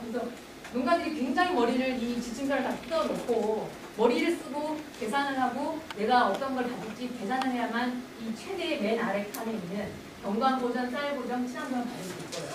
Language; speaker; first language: Korean; native; Korean